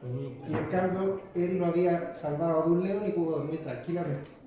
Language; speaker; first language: Spanish; native; Spanish